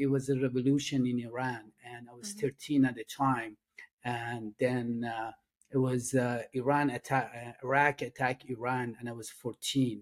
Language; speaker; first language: English; non-native, fluent; Persian